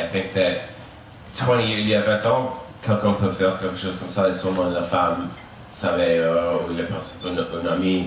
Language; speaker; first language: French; non-native, learner; English